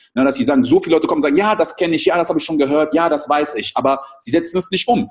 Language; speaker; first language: German; early bilingual, other home language; French